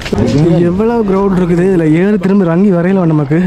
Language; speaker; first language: Tamil; native; Tamil